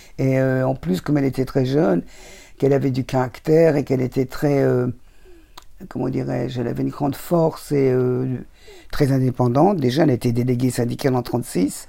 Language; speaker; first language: French; native; French